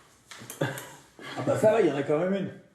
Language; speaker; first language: French; native; French